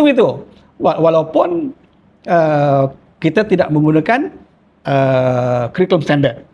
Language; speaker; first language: Malay; native; Malay